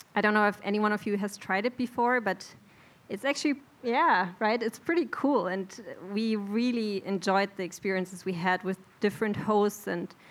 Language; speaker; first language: English; non-native, fluent; German